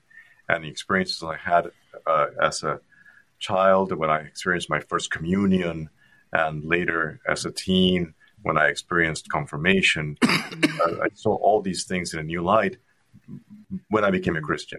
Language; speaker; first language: English; non-native, fluent; Spanish